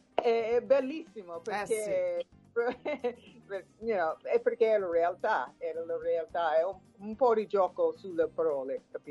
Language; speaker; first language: Italian; non-native, fluent; English